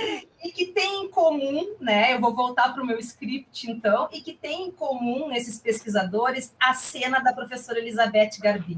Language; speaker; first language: Portuguese; native; Portuguese